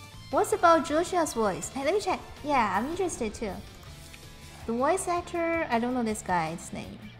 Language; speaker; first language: English; non-native, fluent; Chinese